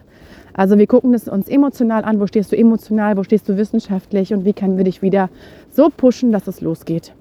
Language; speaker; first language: German; native; German